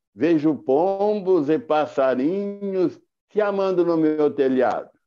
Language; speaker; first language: Portuguese; native; Portuguese